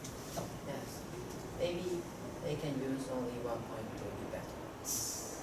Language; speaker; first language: English; non-native, learner; Chinese